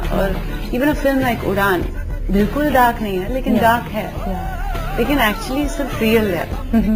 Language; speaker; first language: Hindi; non-native, local second language; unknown